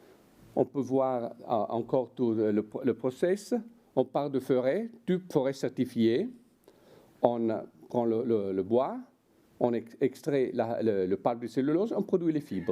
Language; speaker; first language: French; non-native, fluent; Italian